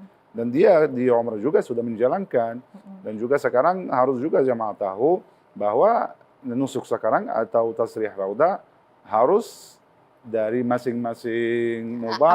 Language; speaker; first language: Indonesian; non-native, learner; Arabic